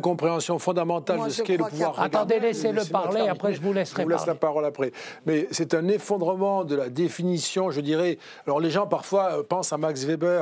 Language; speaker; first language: French; native; French